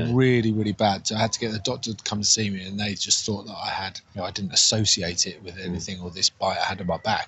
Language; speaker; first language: English; native; English